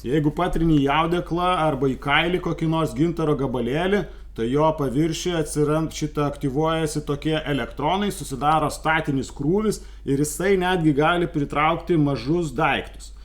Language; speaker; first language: Lithuanian; native; Lithuanian